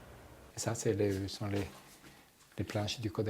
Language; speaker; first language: French; non-native, fluent; Italian